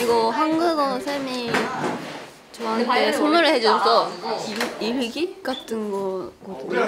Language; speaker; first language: Korean; non-native, fluent; Japanese